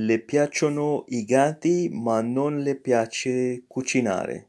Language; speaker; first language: Italian; non-native, fluent; English